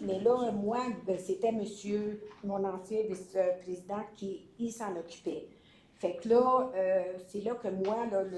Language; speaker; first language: French; native; French